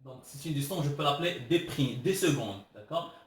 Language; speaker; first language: French; non-native, local second language; Arabic